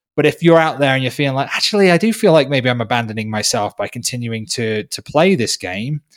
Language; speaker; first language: English; native; English